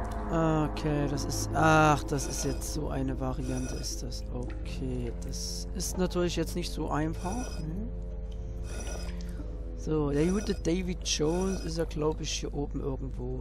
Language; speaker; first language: German; native; German